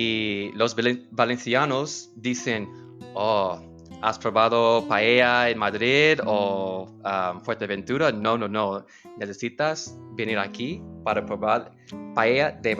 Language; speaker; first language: Spanish; non-native, learner; English